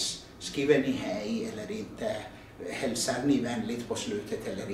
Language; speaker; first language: Swedish; non-native, fluent; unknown